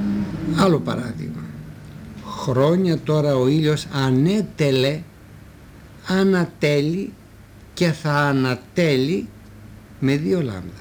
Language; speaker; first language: Greek; native; Greek